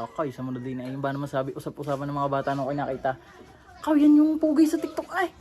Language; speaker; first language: Filipino; native; Filipino